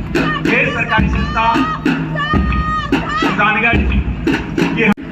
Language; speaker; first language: Hindi; native; Hindi